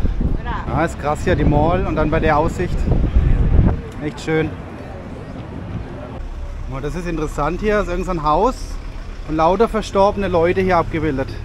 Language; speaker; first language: German; native; German